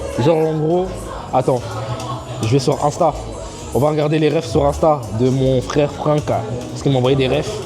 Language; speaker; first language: French; native; French